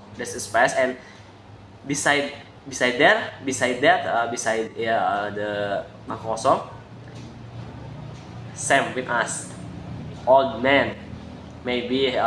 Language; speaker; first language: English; non-native, learner; Indonesian